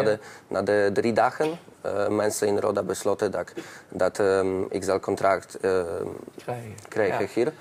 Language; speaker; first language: Dutch; non-native, learner; Polish